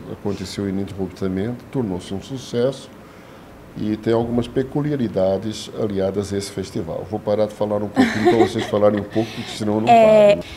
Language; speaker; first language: Portuguese; native; Portuguese